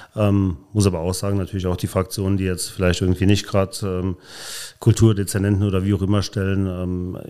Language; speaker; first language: German; native; German